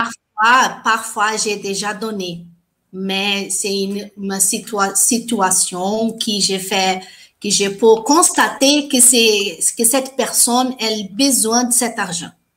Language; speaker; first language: French; non-native, learner; Portuguese